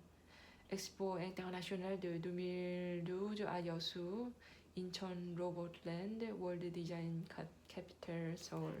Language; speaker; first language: French; non-native, learner; Korean